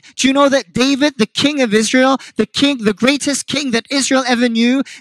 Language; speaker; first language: English; non-native, fluent; Korean